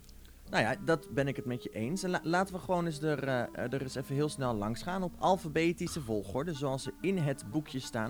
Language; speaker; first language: Dutch; native; Dutch